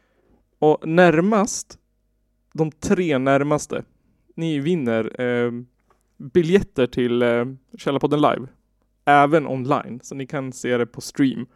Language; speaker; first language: Swedish; native; Swedish